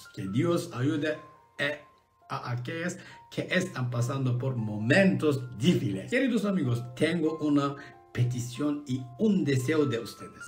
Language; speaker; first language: Spanish; non-native, learner; Turkish